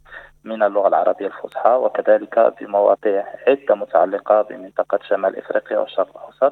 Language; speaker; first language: Arabic; native; Arabic